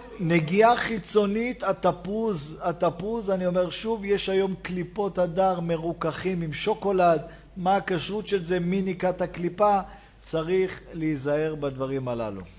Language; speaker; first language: Hebrew; native; Hebrew